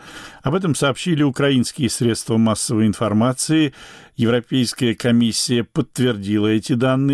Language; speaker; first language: Russian; native; Russian